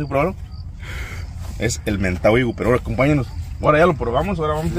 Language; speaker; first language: Spanish; native; Spanish